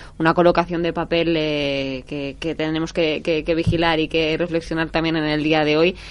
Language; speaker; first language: Spanish; native; Spanish